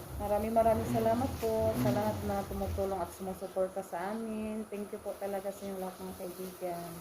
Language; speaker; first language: Filipino; non-native, local second language; Cebuano